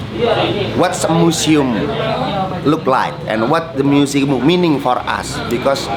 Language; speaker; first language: English; non-native, learner; Indonesian